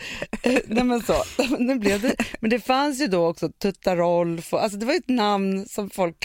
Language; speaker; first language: Swedish; native; Swedish